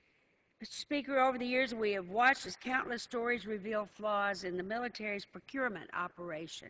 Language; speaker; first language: English; native; English